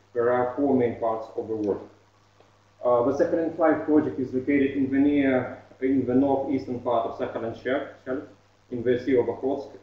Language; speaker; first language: English; non-native, fluent; Russian